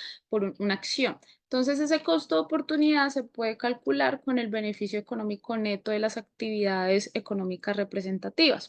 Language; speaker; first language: Spanish; native; Spanish